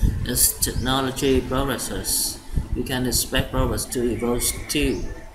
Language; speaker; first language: English; non-native, fluent; Vietnamese